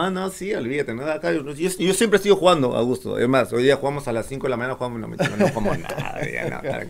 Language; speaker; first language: Spanish; native; Spanish